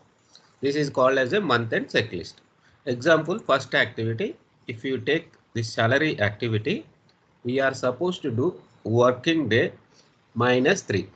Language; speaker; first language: English; non-native, local second language; Telugu